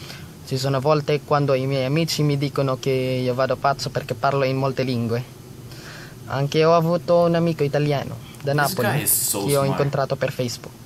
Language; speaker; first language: Italian; non-native, learner; Filipino